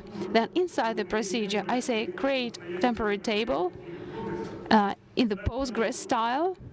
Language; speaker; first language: English; non-native, fluent; Russian